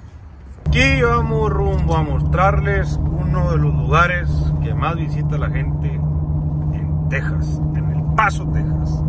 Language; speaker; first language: Spanish; native; Spanish